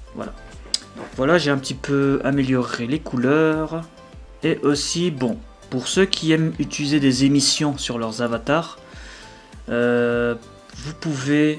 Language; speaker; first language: French; native; French